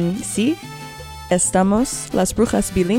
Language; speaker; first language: Spanish; non-native, learner; English